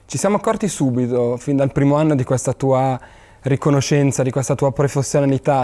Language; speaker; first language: Italian; native; Italian